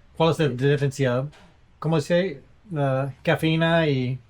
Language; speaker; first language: Spanish; non-native, learner; English